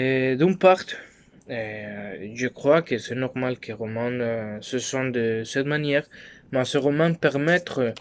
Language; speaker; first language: French; non-native, learner; Spanish